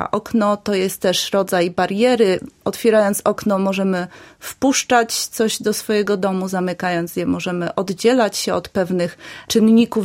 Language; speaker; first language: Polish; native; Polish